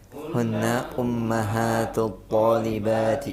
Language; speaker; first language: Arabic; non-native, learner; Indonesian